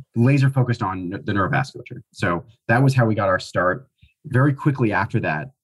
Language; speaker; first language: English; native; English